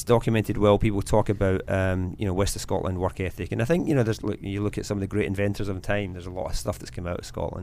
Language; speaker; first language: English; native; English